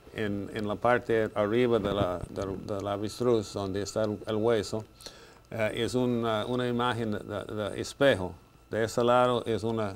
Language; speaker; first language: Spanish; non-native, fluent; English